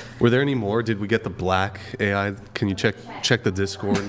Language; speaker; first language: English; native; English